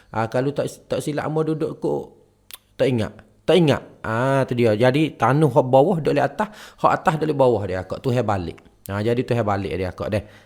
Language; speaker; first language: Malay; native; Malay